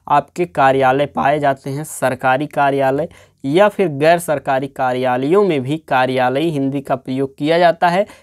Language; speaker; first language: Hindi; native; Hindi